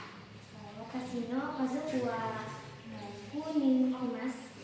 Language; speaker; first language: Japanese; non-native, learner; Indonesian